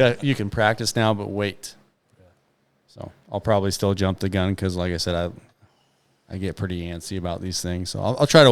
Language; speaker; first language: English; native; English